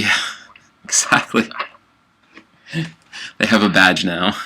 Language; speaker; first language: English; native; English